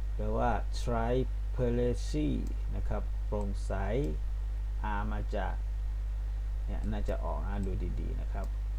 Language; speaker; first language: Thai; non-native, local second language; Pattani Malay